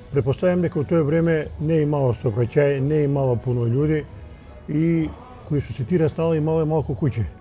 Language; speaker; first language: Macedonian; native; Macedonian